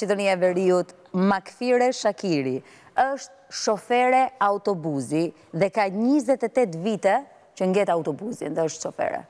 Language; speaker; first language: Albanian; native; Albanian